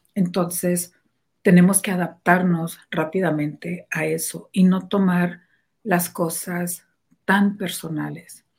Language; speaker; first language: Spanish; native; Spanish